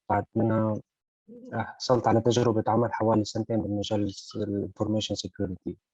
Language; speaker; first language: Arabic; native; Arabic